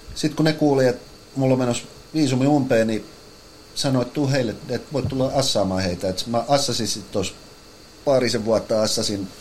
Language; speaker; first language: English; non-native, fluent; Finnish